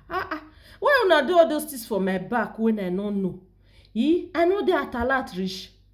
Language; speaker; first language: Nigerian Pidgin; non-native, local second language; Yoruba